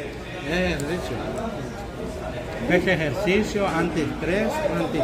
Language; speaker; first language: Spanish; native; Spanish